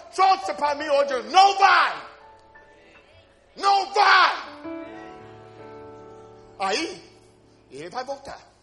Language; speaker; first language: Portuguese; non-native, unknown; English